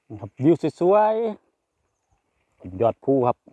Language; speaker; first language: Thai; non-native, local second language; Northeastern Thai